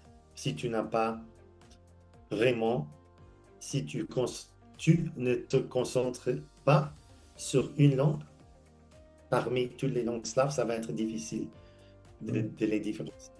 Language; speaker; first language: French; non-native, fluent; English